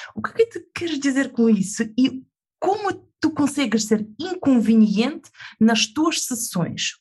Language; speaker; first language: Portuguese; non-native, fluent; Russian